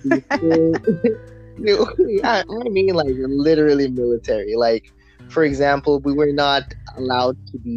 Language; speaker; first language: English; non-native, local second language; Yoruba